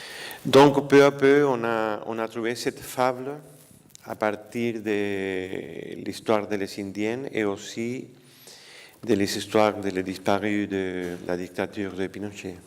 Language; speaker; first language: French; non-native, fluent; Spanish